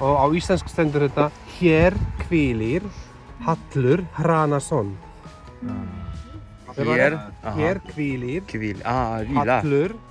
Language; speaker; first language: Icelandic; non-native, fluent; Swedish